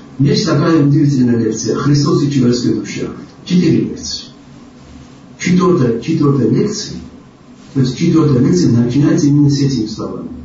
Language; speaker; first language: Russian; non-native, local second language; Georgian